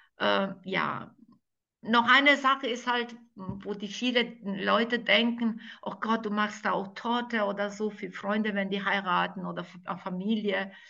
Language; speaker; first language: German; non-native, fluent; Serbian